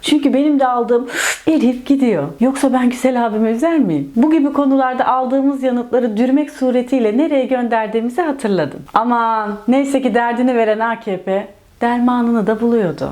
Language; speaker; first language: Turkish; native; Turkish